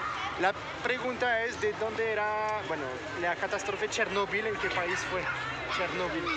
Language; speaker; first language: Spanish; non-native, fluent; French